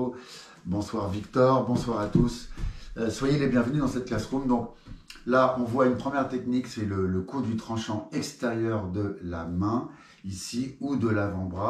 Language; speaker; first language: French; native; French